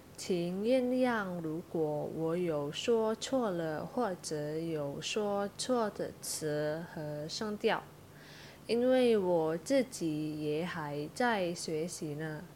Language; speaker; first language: Chinese; non-native, fluent; Indonesian